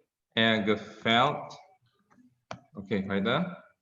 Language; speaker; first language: German; non-native, fluent; Indonesian